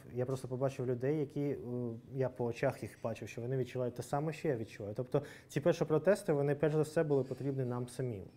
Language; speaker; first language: Ukrainian; non-native, local second language; Russian